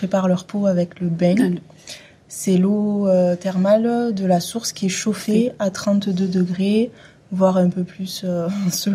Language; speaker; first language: French; native; French